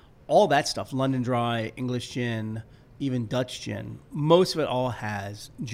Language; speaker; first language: English; native; English